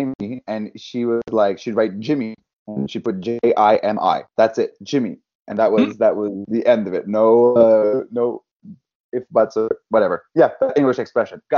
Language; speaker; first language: English; non-native, fluent; French